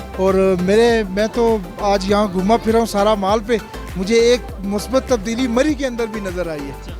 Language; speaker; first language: Urdu; non-native, local second language; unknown